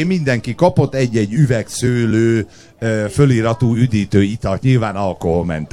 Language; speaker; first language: Hungarian; native; Hungarian